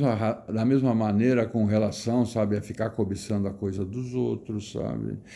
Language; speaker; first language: Portuguese; native; Portuguese